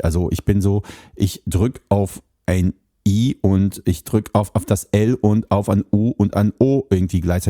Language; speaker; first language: German; native; German